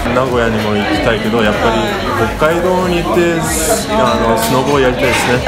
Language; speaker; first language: Japanese; non-native, fluent; English